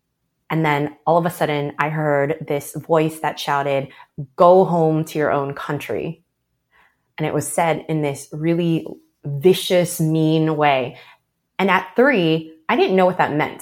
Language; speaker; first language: English; early bilingual, other home language; Chinese